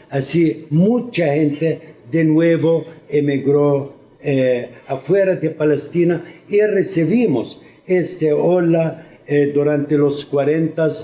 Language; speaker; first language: Spanish; non-native, fluent; Arabic